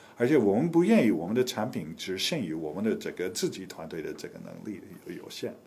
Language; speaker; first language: Chinese; non-native, fluent; English